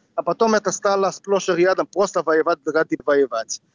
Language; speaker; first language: Russian; non-native, fluent; Hebrew